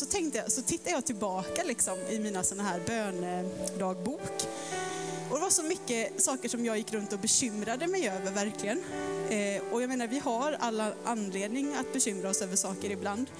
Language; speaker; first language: Swedish; native; Swedish